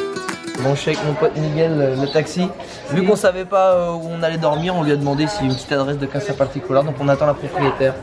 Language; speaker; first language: French; native; French